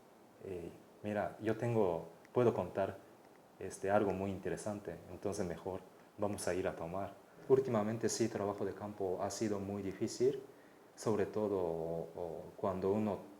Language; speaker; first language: Spanish; non-native, fluent; Japanese